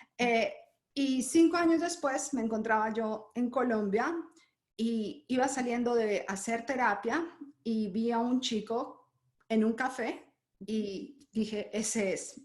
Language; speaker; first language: Spanish; native; Spanish